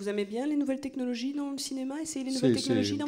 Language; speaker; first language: French; native; French